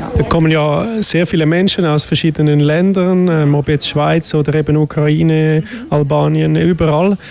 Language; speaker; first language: German; native; German